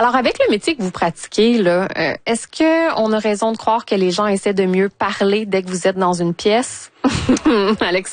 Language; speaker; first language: French; native; French